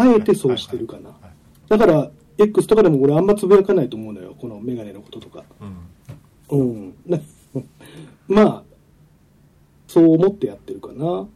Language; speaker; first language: Japanese; native; Japanese